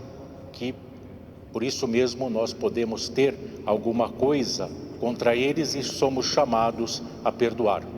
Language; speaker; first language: Portuguese; native; Portuguese